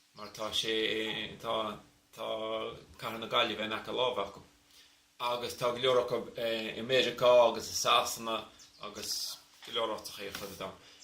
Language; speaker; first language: Irish; native; Irish